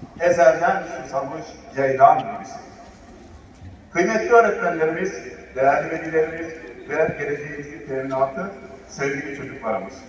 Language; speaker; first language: Turkish; native; Turkish